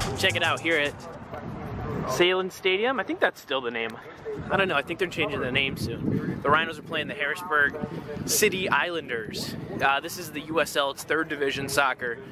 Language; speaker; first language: English; native; English